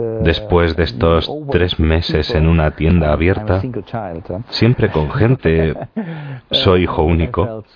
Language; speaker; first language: Spanish; non-native, fluent; German